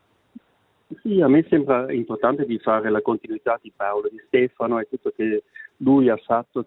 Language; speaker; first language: Italian; non-native, local second language; Swiss German